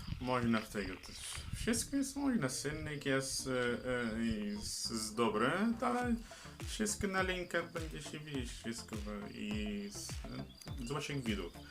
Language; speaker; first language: Polish; non-native, learner; Arabic